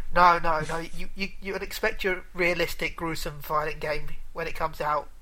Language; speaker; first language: English; native; English